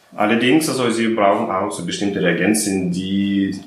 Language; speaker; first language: German; non-native, fluent; Russian